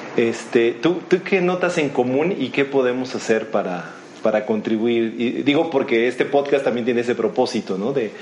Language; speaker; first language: Spanish; native; Spanish